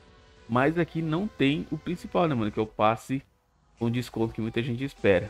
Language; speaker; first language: Portuguese; native; Portuguese